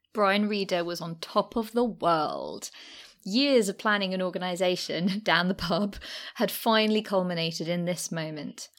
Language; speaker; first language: English; native; English